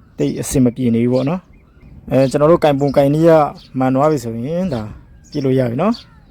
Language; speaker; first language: Burmese; native; Burmese